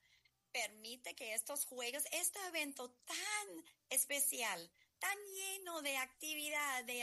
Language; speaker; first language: Spanish; non-native, fluent; English